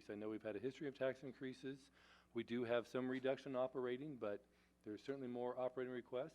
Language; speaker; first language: English; native; English